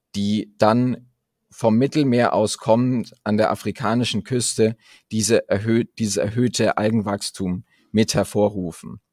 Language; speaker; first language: German; native; German